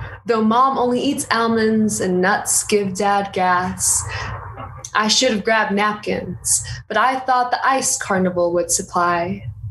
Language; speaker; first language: English; native; English